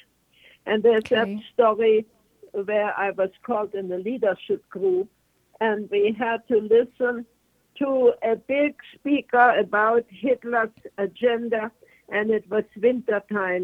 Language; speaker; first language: English; non-native, fluent; German